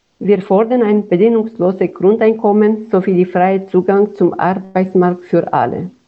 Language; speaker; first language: German; non-native, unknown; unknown